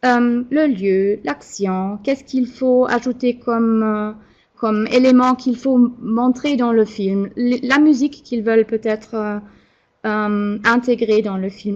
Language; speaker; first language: French; non-native, fluent; German